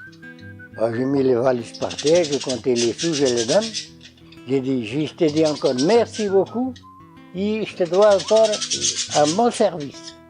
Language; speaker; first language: French; non-native, learner; Portuguese